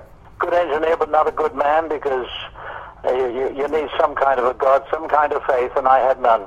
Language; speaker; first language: English; native; English